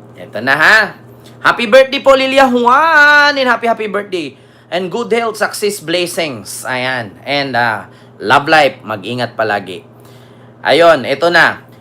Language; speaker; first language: Filipino; native; Filipino